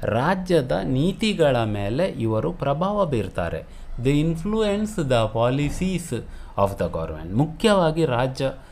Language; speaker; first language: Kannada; non-native, local second language; Konkani